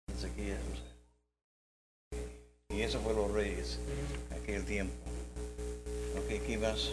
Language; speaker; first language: Spanish; non-native, learner; English